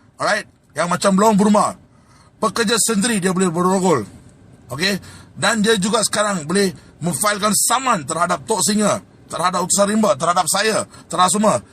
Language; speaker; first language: Malay; non-native, local second language; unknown